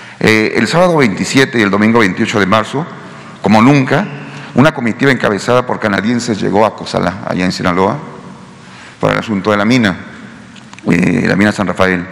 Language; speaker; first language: Spanish; native; Spanish